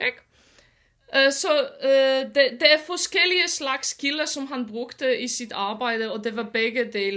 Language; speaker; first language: Danish; non-native, fluent; Polish